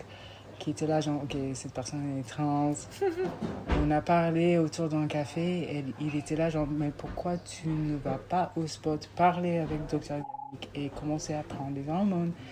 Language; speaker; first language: French; non-native, fluent; English